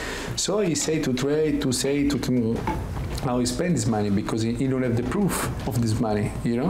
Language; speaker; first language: English; non-native, learner; Italian